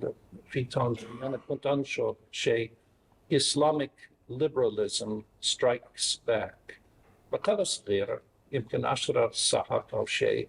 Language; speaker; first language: Arabic; non-native, fluent; English